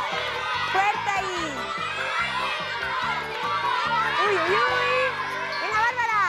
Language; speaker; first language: Spanish; native; Spanish